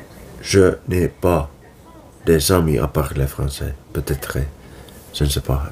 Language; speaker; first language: French; non-native, learner; Finnish